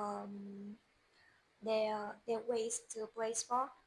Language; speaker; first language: English; non-native, learner; Vietnamese